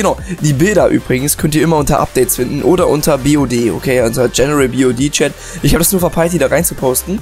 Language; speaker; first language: German; native; German